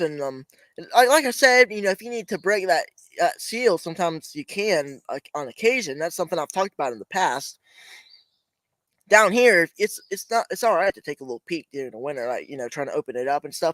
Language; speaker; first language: English; native; English